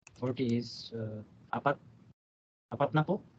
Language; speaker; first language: Filipino; non-native, learner; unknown